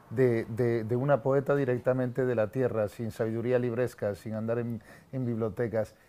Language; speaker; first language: Spanish; native; Spanish